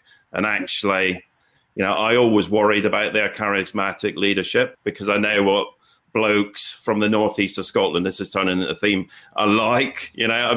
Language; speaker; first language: English; native; English